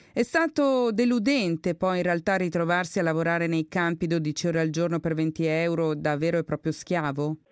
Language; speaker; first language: Italian; native; Italian